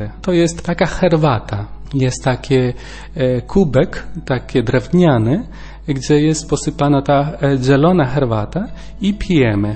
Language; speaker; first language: Polish; non-native, learner; Spanish